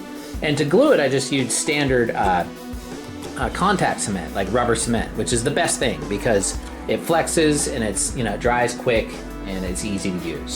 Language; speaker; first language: English; native; English